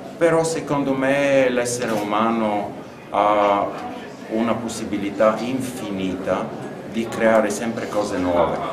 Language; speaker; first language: Italian; non-native, fluent; Bulgarian